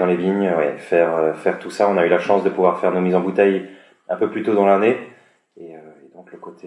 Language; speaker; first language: French; native; French